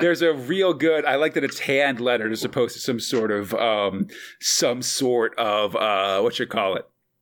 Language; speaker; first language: English; native; English